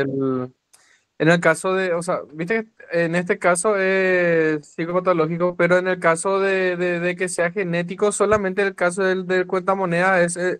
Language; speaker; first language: Spanish; native; Spanish